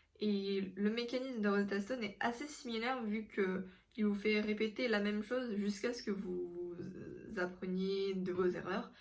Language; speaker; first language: French; non-native, fluent; Korean